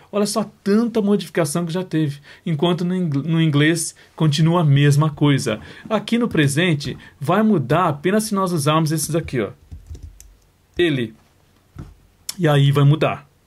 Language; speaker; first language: Portuguese; native; Portuguese